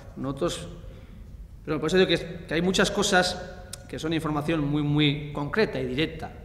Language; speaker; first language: Spanish; native; Spanish